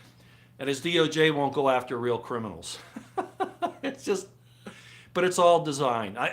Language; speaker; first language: English; native; English